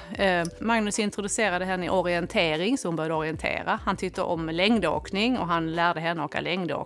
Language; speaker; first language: Swedish; native; Swedish